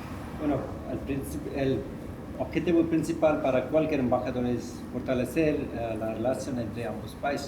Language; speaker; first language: Spanish; non-native, fluent; Hindi